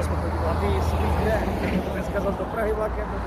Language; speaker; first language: Czech; native; Czech